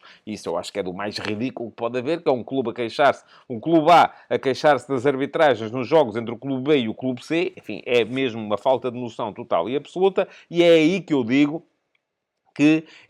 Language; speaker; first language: Portuguese; native; Portuguese